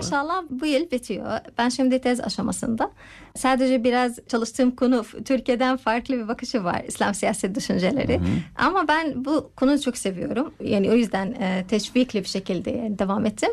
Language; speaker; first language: Turkish; non-native, learner; Arabic